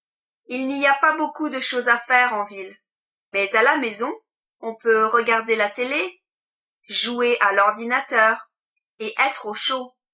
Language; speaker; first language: French; non-native, learner; English